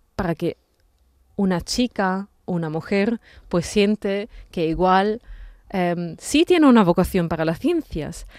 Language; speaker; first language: Spanish; non-native, fluent; German